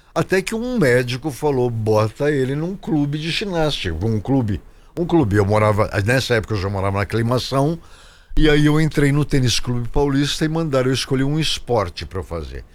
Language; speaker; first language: Portuguese; native; Portuguese